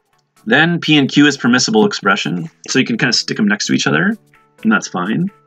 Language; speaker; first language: English; native; English